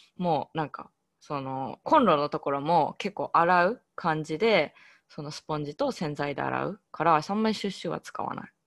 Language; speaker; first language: Japanese; native; Japanese